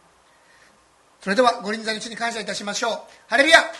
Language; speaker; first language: Japanese; native; Japanese